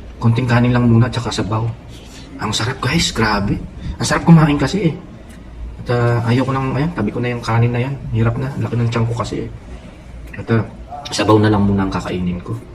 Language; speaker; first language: Filipino; non-native, local second language; Pampanga